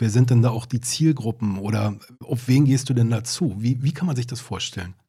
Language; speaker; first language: German; native; German